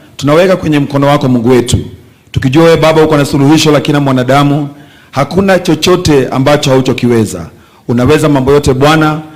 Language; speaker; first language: Swahili; non-native, local second language; Kikuyu